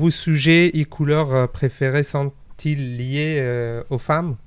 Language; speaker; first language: French; non-native, fluent; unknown